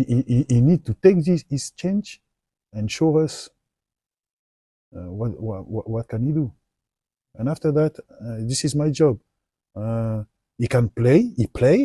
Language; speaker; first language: English; non-native, learner; French